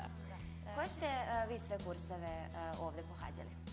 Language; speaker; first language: Serbian; native; Serbian